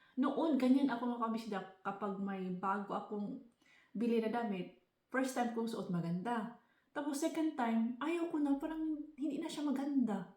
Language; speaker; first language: Filipino; non-native, local second language; Cebuano